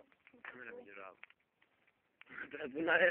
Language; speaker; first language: Spanish; native; Spanish